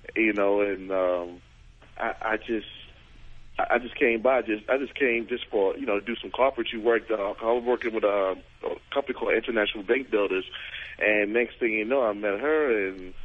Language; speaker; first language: English; native; English